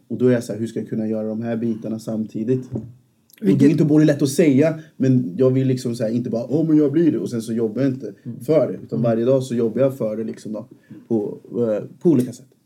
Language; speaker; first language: Swedish; native; Swedish